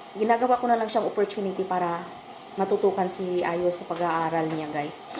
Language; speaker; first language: Filipino; non-native, local second language; Cebuano